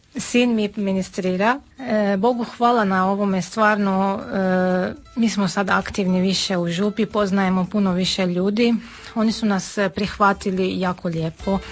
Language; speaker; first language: Serbian; non-native, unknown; Armenian